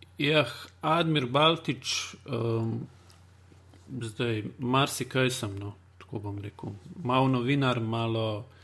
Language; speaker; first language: Slovenian; non-native, local second language; Bosnian